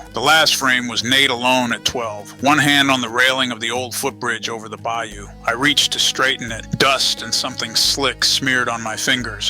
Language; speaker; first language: English; native; English